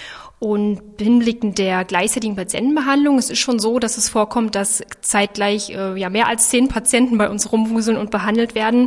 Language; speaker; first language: German; native; German